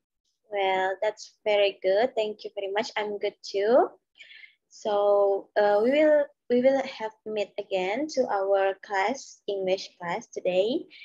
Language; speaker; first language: English; non-native, learner; Indonesian